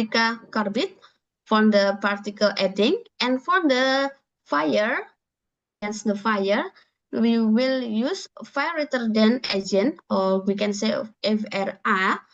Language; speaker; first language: English; non-native, learner; Indonesian